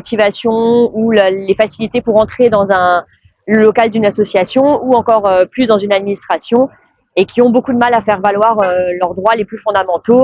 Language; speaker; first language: French; native; French